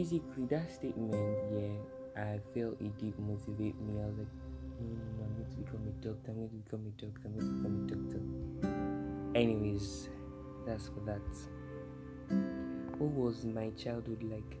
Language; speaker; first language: English; non-native, local second language; Yoruba